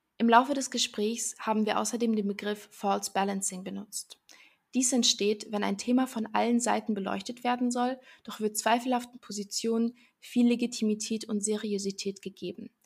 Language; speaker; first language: German; native; German